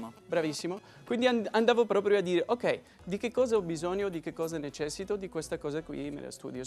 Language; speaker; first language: Italian; non-native, fluent; Arabic